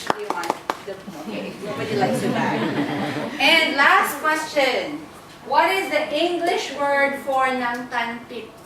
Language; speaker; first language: English; non-native, fluent; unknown